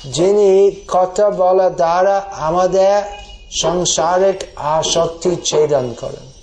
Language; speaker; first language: Bangla; non-native, fluent; English